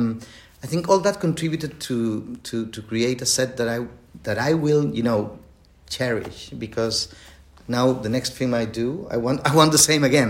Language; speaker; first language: English; non-native, fluent; Spanish